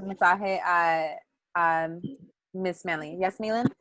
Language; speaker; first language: Spanish; non-native, learner; English